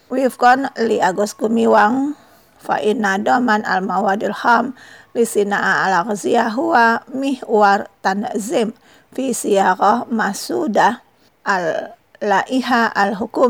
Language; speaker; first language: Arabic; non-native, fluent; Indonesian